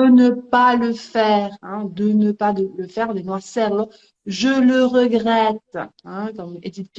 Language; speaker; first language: French; native; French